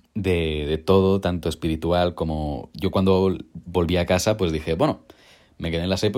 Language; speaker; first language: Spanish; native; Spanish